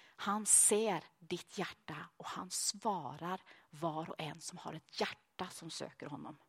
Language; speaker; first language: Swedish; native; Swedish